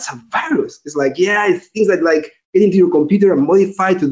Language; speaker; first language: English; non-native, fluent; Spanish